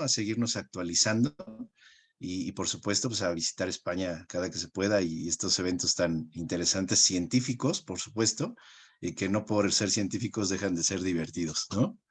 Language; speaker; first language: Spanish; native; Spanish